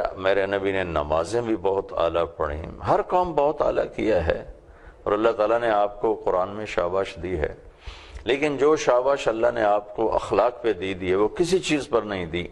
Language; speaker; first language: Urdu; non-native, local second language; Punjabi